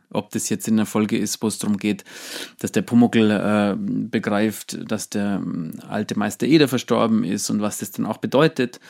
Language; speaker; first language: German; native; German